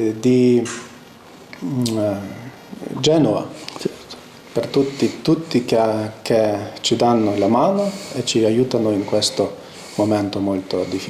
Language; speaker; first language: Italian; non-native, fluent; Ukrainian